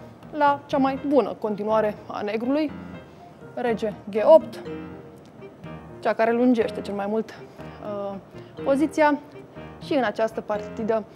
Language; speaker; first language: Romanian; native; Romanian